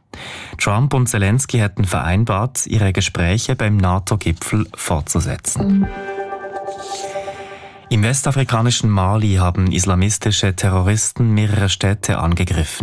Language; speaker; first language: German; native; German